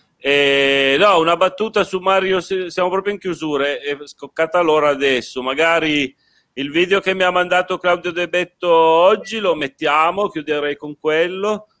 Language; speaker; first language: Italian; native; Italian